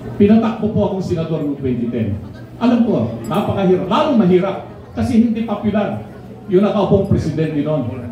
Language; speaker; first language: Filipino; non-native, local second language; Iloko